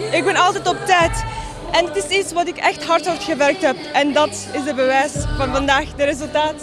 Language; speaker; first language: Dutch; early bilingual, other home language; Tibetan